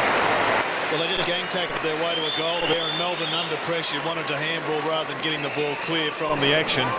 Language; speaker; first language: English; native; English